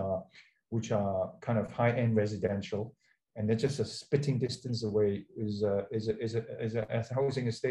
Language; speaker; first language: English; non-native, local second language; Cantonese